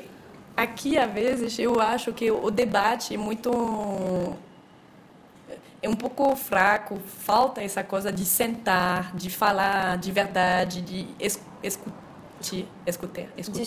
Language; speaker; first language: Portuguese; non-native, fluent; French